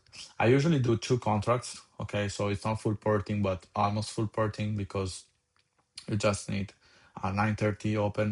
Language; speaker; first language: English; non-native, fluent; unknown